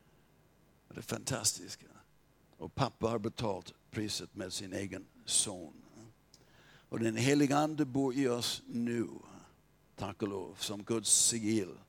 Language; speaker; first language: Swedish; non-native, fluent; English